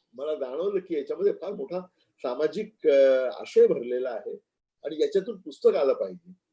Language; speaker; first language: Marathi; native; Marathi